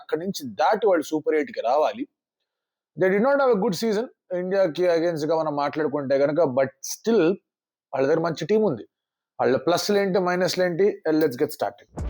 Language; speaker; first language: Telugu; native; Telugu